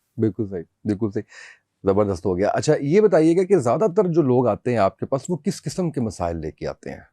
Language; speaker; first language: Urdu; native; Urdu